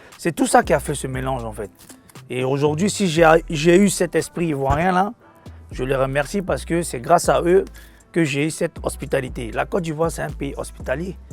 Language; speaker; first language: French; non-native, local second language; Korean